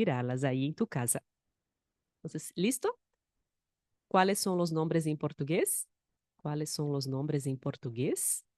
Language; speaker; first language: Spanish; non-native, fluent; Portuguese